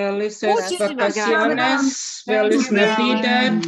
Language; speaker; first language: Spanish; non-native, learner; English